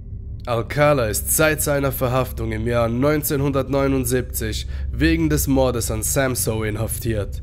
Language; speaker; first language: German; native; German